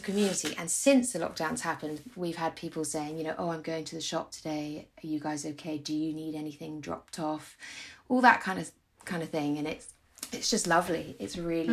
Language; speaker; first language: English; native; English